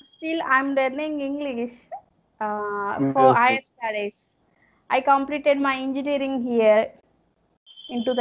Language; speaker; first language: English; non-native, learner; Telugu